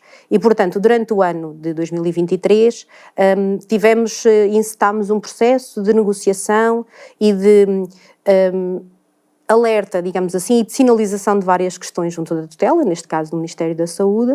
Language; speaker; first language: Portuguese; native; Portuguese